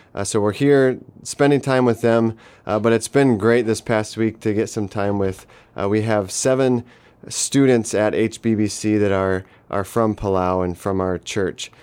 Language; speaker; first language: English; native; English